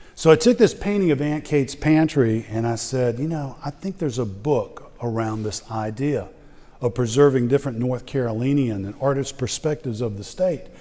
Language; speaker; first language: English; native; English